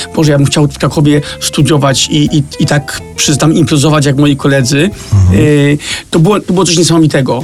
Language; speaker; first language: Polish; early bilingual, heritage; Danish